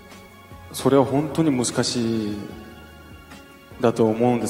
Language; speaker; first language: Japanese; non-native, learner; Korean